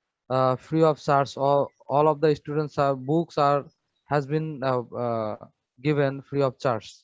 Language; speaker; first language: English; non-native, fluent; Bangla